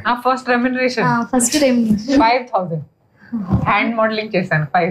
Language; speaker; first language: Telugu; non-native, fluent; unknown